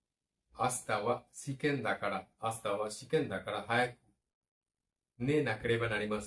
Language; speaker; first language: Japanese; non-native, fluent; Bangla